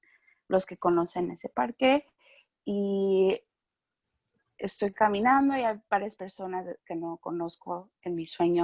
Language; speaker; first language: Spanish; early bilingual, heritage; Spanish